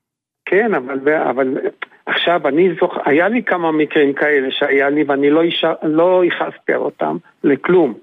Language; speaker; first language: Hebrew; non-native, fluent; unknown